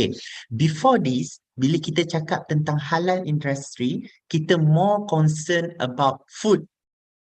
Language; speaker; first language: English; non-native, fluent; Malay